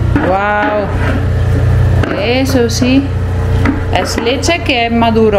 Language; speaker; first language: Spanish; non-native, fluent; Italian